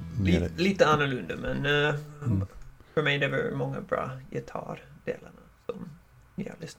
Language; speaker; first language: Swedish; non-native, learner; English